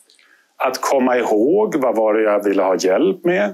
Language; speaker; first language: Swedish; native; Swedish